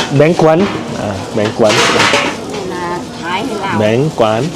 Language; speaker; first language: Vietnamese; non-native, learner; Thai